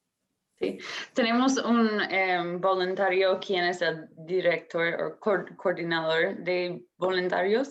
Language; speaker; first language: Spanish; non-native, fluent; English